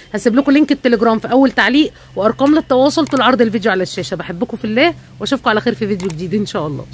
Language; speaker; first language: Arabic; native; Arabic